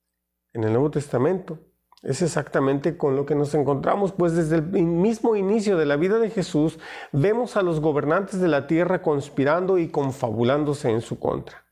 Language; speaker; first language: Spanish; native; Spanish